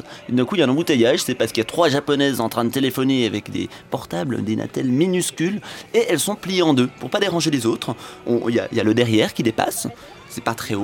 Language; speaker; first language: French; native; French